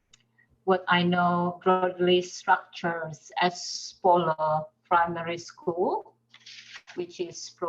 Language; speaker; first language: English; non-native, fluent; Indonesian